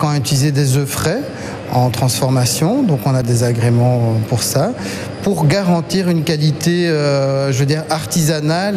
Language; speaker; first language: French; native; French